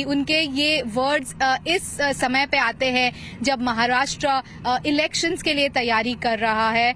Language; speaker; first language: Hindi; native; Hindi